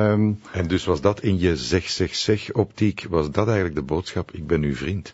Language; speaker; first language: Dutch; native; Dutch